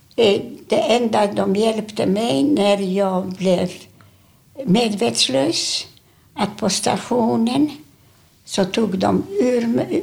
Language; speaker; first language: Swedish; non-native, fluent; Polish